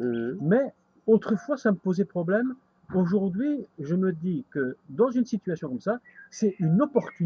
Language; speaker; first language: French; native; French